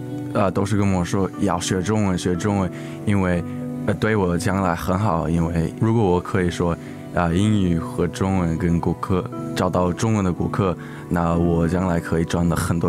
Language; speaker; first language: Chinese; early bilingual, heritage; English